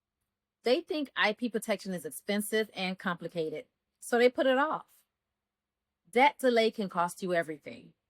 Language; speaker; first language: English; native; English